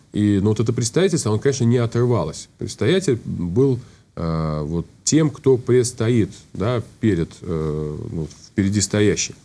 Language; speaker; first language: Russian; native; Russian